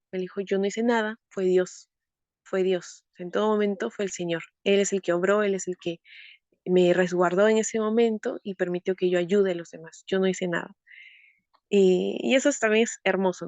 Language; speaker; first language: Spanish; native; Spanish